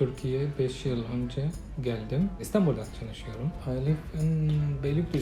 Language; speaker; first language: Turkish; non-native, learner; Arabic